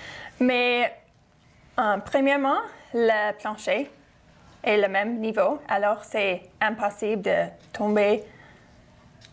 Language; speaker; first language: French; non-native, fluent; English